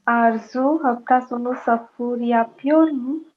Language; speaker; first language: Turkish; non-native, learner; Urdu